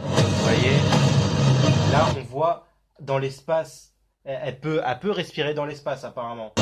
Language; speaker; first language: French; native; French